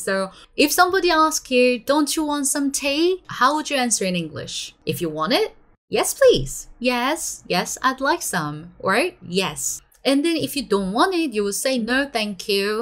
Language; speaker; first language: English; non-native, fluent; Korean